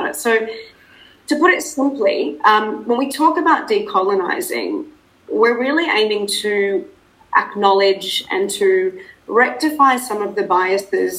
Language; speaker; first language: English; native; English